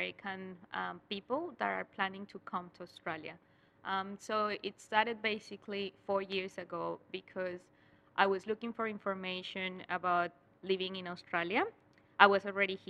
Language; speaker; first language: English; non-native, fluent; Spanish